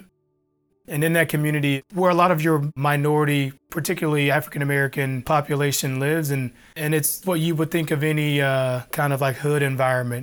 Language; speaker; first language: English; native; English